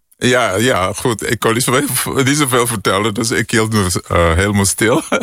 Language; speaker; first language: Dutch; native; Dutch